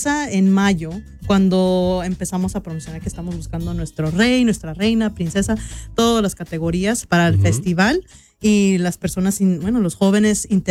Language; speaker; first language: Spanish; early bilingual, heritage; Spanish